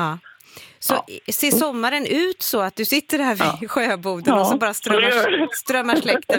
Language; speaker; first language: Swedish; native; Swedish